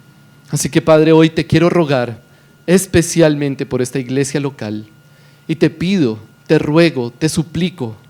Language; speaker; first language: Spanish; native; Spanish